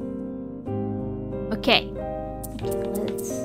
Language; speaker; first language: English; non-native, fluent; Russian